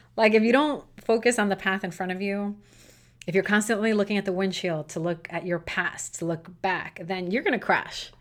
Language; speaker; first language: English; native; English